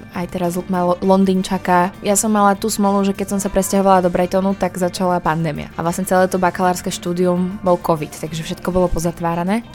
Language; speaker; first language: Slovak; native; Slovak